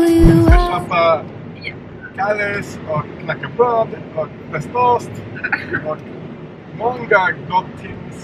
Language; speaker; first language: Swedish; non-native, learner; English